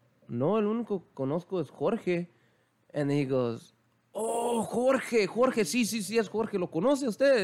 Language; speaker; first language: Spanish; early bilingual, heritage; Spanish